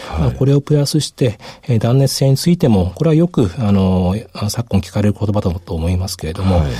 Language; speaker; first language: Japanese; native; Japanese